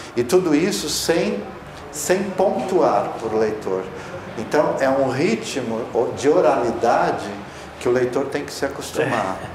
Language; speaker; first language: Portuguese; native; Portuguese